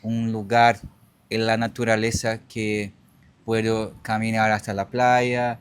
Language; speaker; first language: Spanish; non-native, learner; Portuguese